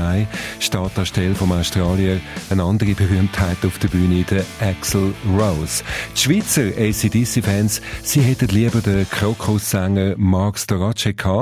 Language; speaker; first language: German; native; German